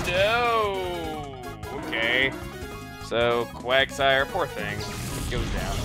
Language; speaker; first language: English; native; English